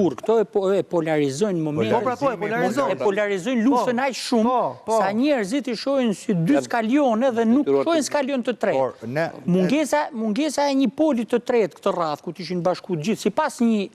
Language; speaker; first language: Albanian; native; Albanian